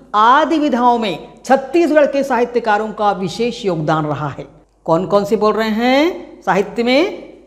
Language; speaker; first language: Hindi; non-native, local second language; Chhattisgarhi